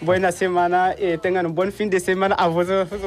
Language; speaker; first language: Spanish; non-native, learner; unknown